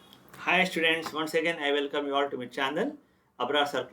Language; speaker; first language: English; non-native, local second language; Kannada